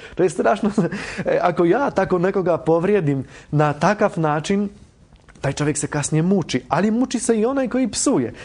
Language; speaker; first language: Croatian; non-native, fluent; Polish